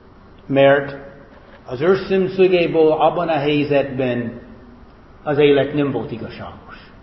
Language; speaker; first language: Hungarian; non-native, fluent; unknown